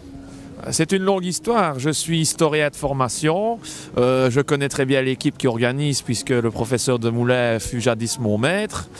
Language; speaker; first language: French; native; French